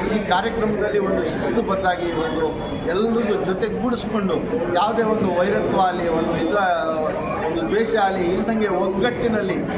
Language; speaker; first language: Kannada; non-native, local second language; Marathi